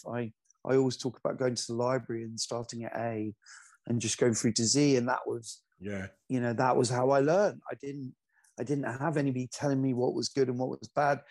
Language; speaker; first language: English; native; English